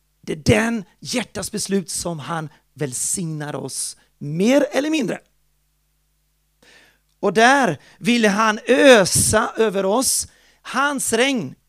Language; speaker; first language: Swedish; non-native, fluent; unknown